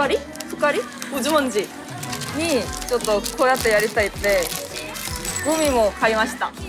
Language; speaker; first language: Japanese; non-native, learner; Korean